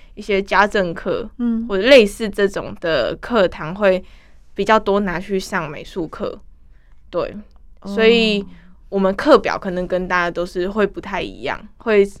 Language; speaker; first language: Chinese; native; Chinese